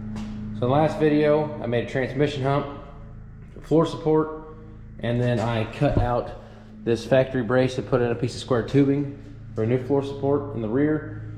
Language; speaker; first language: English; native; English